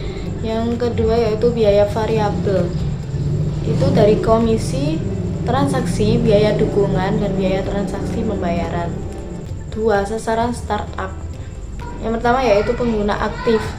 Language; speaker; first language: Indonesian; native; Indonesian